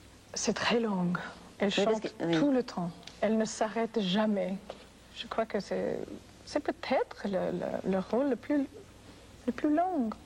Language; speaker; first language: French; non-native, fluent; English